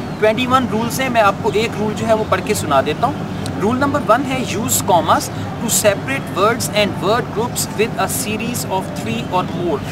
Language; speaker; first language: Urdu; native; Urdu